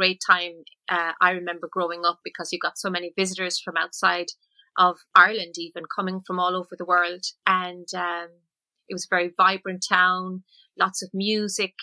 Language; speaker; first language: English; native; English